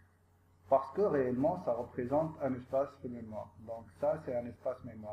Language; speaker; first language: French; non-native, local second language; Arabic